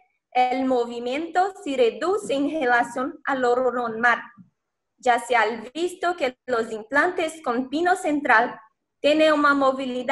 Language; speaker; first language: Spanish; non-native, fluent; Portuguese